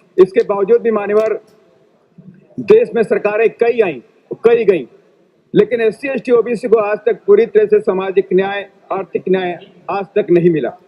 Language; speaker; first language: Hindi; native; Hindi